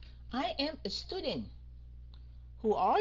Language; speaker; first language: English; non-native, fluent; Vietnamese